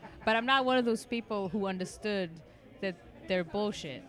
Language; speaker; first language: English; non-native, fluent; Hebrew